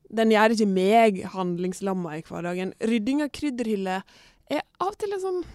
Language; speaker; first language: Norwegian; native; Norwegian